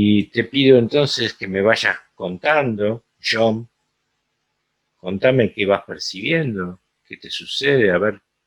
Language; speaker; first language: Spanish; native; Spanish